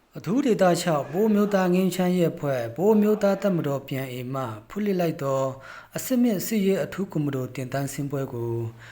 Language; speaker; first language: Burmese; non-native, local second language; Pa'o Karen